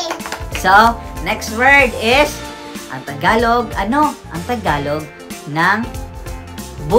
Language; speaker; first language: Filipino; non-native, local second language; Cebuano